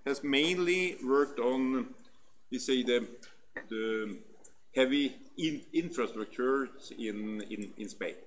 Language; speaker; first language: English; non-native, fluent; Norwegian